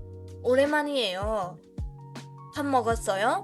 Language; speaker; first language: Korean; non-native, fluent; Burmese